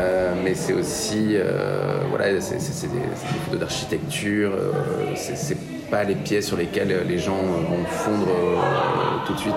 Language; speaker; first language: French; native; French